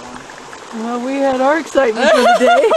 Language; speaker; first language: English; native; English